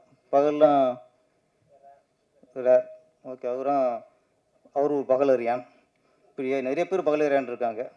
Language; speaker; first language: Tamil; native; Tamil